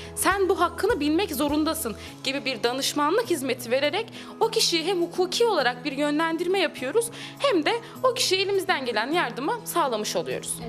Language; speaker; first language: Turkish; native; Turkish